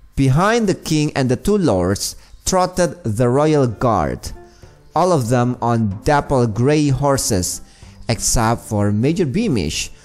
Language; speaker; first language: English; non-native, fluent; Indonesian